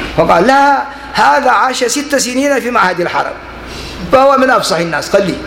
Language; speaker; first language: Arabic; non-native, fluent; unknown